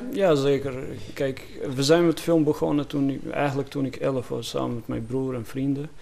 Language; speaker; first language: Dutch; non-native, fluent; Albanian